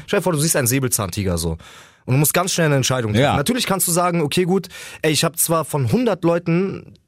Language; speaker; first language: German; native; German